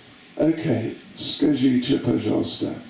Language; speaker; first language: Russian; non-native, learner; English